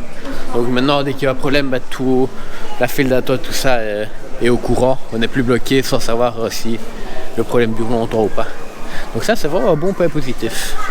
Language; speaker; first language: French; native; French